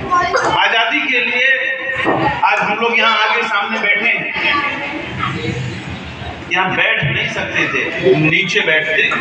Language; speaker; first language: Hindi; native; Hindi